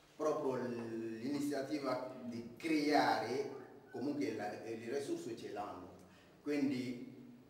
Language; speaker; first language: Italian; non-native, fluent; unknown